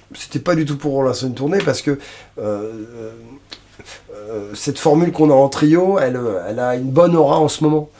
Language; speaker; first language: French; native; French